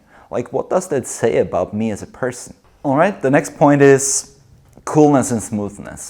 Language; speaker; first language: English; non-native, fluent; German